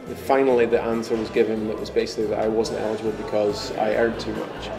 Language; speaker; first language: English; native; English